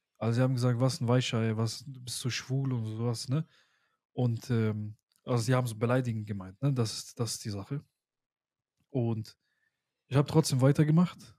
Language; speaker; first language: German; early bilingual, other home language; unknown